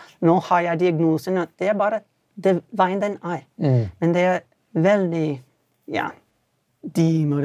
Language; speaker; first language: Swedish; non-native, fluent; English